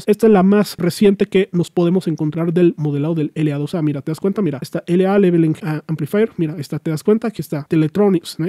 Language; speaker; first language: Spanish; native; Spanish